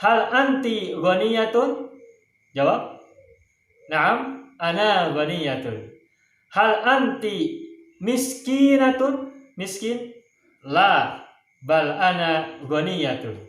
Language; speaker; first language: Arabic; non-native, fluent; Indonesian